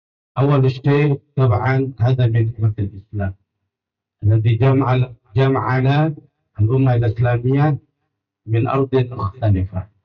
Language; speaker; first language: Arabic; non-native, fluent; Indonesian